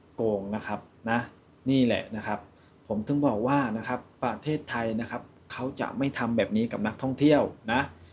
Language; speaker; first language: Thai; native; Thai